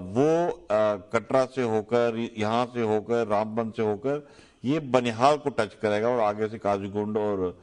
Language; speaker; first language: Urdu; non-native, local second language; Dogri